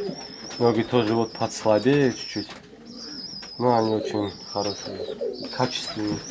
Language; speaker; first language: Russian; non-native, local second language; Tajik